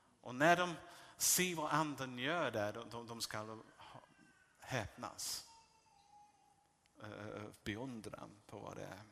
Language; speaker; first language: Swedish; non-native, fluent; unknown